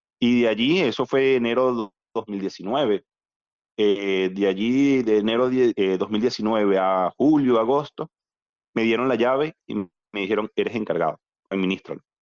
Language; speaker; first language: Spanish; native; Spanish